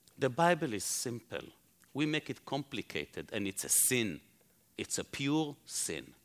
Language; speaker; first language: English; non-native, fluent; Hebrew